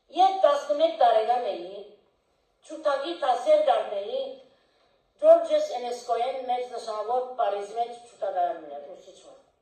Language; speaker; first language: Armenian; early bilingual, heritage; Armenian